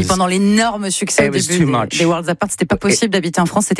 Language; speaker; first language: French; native; French